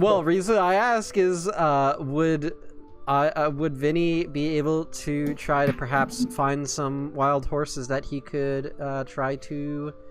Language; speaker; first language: English; native; English